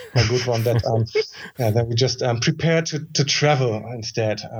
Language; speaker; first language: English; non-native, fluent; German